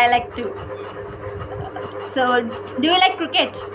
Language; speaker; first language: English; non-native, learner; Kannada